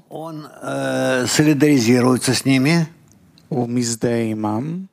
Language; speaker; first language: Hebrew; non-native, fluent; Russian